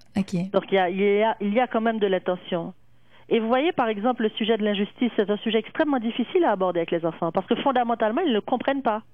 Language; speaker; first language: French; native; French